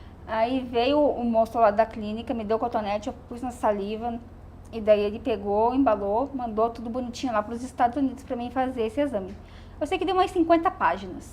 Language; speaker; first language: Portuguese; native; Portuguese